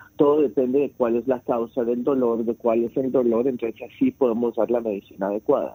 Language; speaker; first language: Spanish; early bilingual, heritage; Spanish